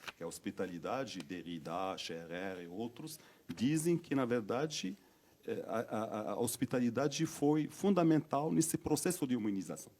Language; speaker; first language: Portuguese; non-native, fluent; Berber languages